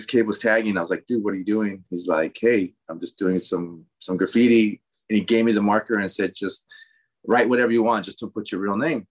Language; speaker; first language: English; early bilingual, other home language; Spanish